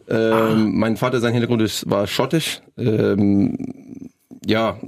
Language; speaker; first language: German; non-native, fluent; English